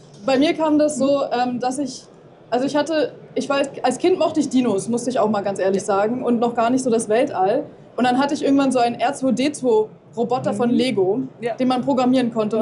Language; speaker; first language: German; native; German